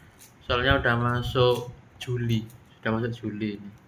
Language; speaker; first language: Indonesian; non-native, local second language; Javanese